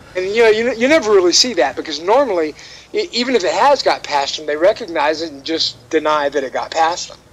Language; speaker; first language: English; native; English